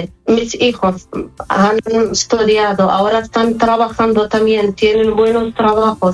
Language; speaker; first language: Spanish; non-native, fluent; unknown